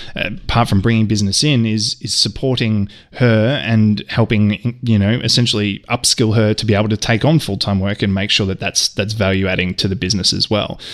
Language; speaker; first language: English; native; English